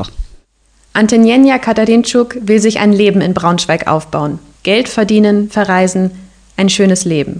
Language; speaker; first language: German; native; German